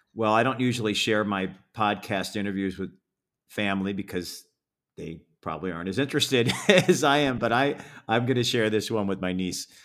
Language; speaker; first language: English; native; English